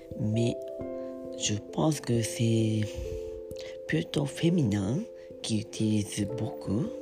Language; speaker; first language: French; non-native, learner; Japanese